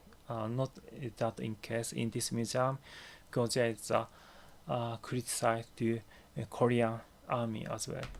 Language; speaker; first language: English; non-native, learner; Japanese